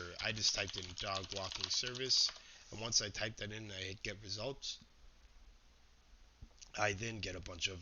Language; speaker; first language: English; native; English